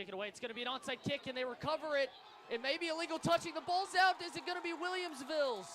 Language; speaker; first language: English; native; English